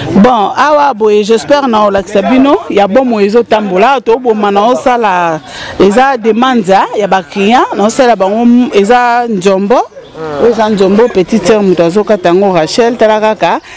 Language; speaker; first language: Lingala; non-native, local second language; Mongo